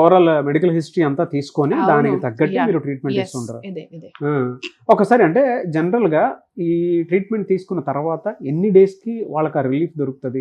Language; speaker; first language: Telugu; native; Telugu